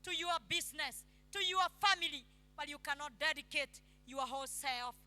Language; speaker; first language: English; non-native, local second language; Swahili